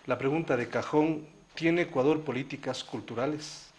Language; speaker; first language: Spanish; native; Spanish